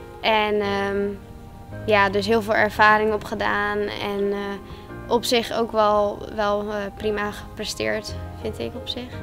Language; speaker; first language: Dutch; early bilingual, other home language; Icelandic